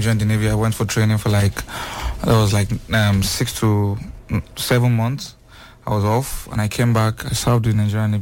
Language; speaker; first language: English; non-native, local second language; Yoruba